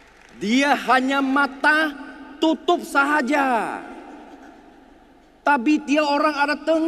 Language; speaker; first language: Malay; non-native, learner; Chinese